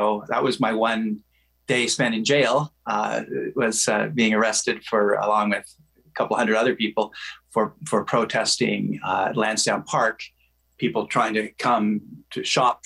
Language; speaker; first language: English; native; English